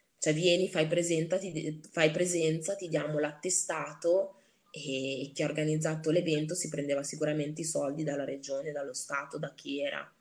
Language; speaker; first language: Italian; early bilingual, other home language; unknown